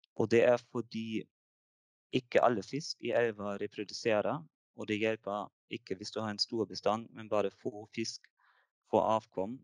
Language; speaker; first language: Norwegian; non-native, fluent; German